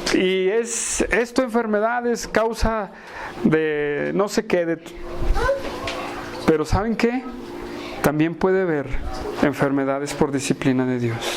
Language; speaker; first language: Spanish; native; Spanish